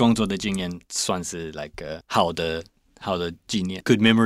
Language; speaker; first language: Chinese; non-native, learner; English